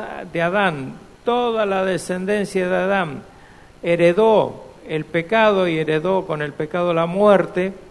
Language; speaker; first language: Spanish; native; Spanish